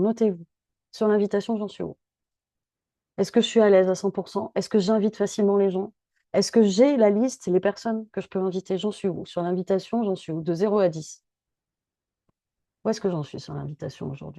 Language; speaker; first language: French; native; French